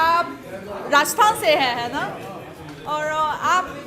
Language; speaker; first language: Hindi; non-native, fluent; Chinese